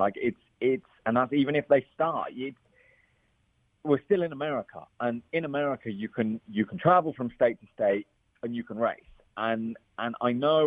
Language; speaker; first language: English; native; English